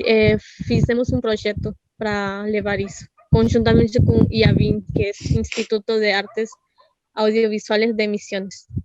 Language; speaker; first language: Portuguese; non-native, fluent; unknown